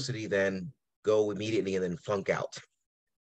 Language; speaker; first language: English; early bilingual, other home language; Spanish